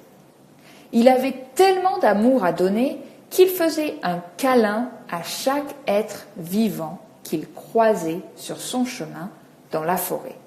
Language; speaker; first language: French; native; French